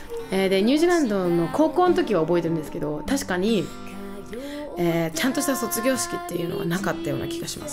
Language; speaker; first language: Japanese; early bilingual, heritage; Japanese